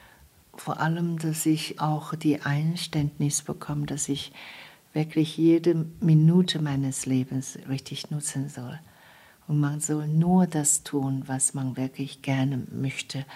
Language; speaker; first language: German; non-native, fluent; Chinese